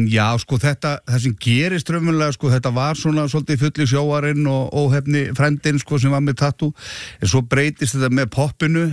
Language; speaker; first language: Icelandic; native; Icelandic